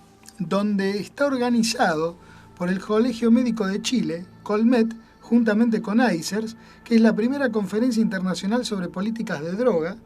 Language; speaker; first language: Spanish; native; Spanish